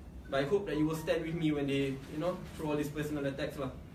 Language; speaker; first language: English; non-native, local second language; Malay